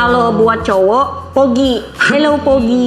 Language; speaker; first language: Indonesian; non-native, learner; Filipino